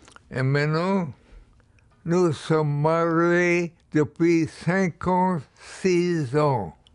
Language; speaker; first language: French; non-native, learner; English